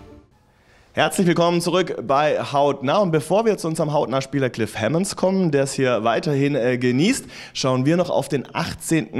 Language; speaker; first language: German; native; German